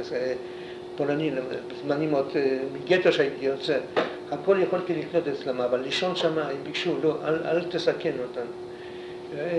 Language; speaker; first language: Hebrew; non-native, fluent; Polish